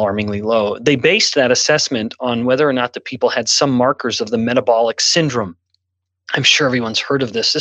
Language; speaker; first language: English; native; English